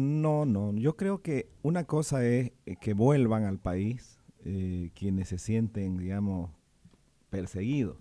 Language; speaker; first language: Spanish; native; Spanish